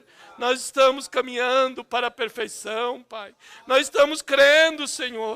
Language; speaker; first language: Portuguese; native; Portuguese